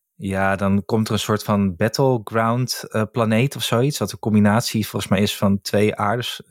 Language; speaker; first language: Dutch; native; Dutch